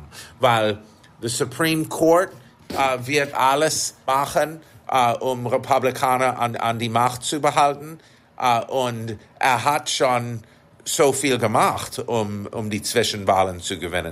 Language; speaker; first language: German; non-native, fluent; English